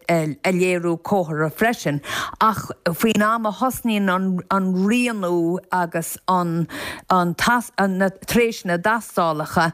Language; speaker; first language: Irish; native; Irish